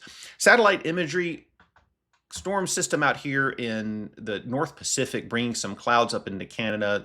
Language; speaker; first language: English; native; English